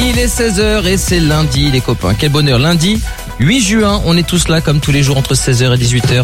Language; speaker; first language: French; native; French